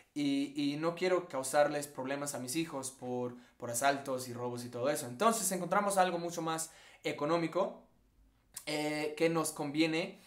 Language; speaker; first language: Spanish; non-native, fluent; English